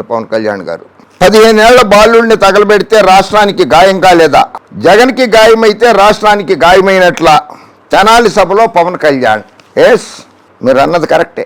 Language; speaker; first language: Telugu; native; Telugu